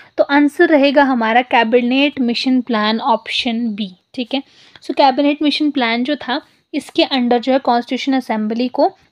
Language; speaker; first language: Hindi; non-native, local second language; Punjabi